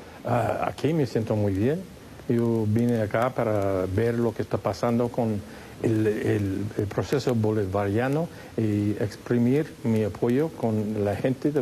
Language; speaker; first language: Spanish; non-native, fluent; English